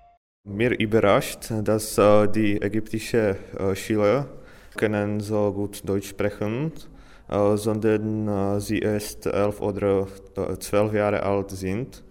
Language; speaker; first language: German; non-native, learner; Czech